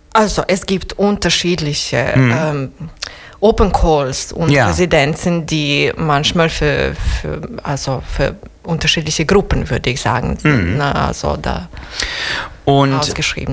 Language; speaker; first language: German; non-native, fluent; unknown